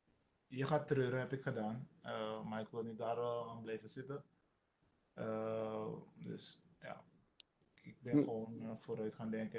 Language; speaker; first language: Dutch; non-native, local second language; Sranan Tongo